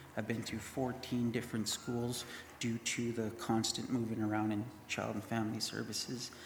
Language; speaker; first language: English; native; English